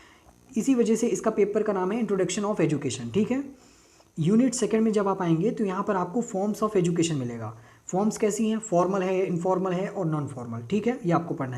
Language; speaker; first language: Hindi; native; Hindi